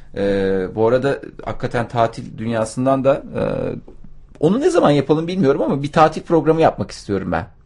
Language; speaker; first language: Turkish; native; Turkish